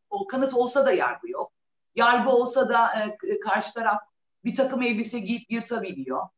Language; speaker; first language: Turkish; native; Turkish